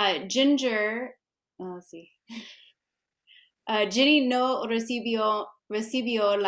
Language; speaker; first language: Spanish; non-native, learner; English